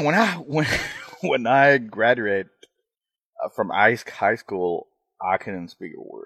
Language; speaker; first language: English; non-native, fluent; French